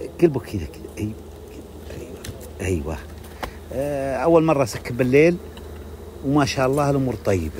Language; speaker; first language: Arabic; native; Arabic